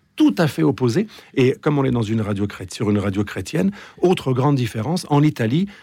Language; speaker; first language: French; native; French